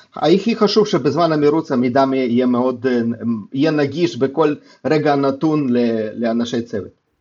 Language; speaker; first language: Hebrew; non-native, fluent; Russian